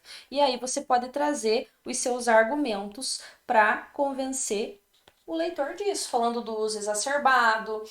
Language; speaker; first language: Portuguese; native; Portuguese